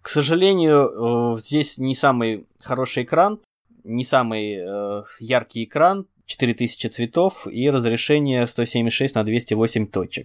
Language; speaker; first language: Russian; native; Russian